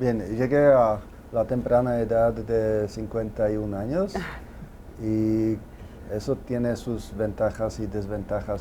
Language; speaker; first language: Spanish; non-native, fluent; Czech